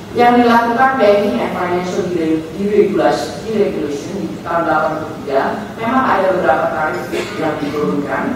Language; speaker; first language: Indonesian; native; Indonesian